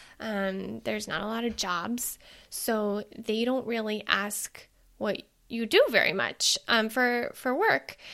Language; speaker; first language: English; native; English